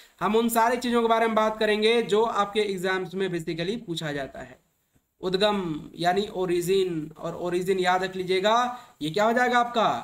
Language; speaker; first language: Hindi; native; Hindi